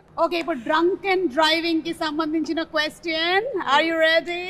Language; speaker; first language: Telugu; native; Telugu